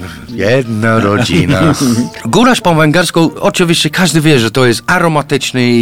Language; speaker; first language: Polish; non-native, fluent; English